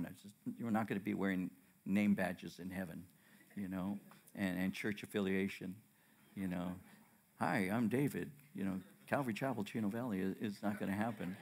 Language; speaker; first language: English; native; English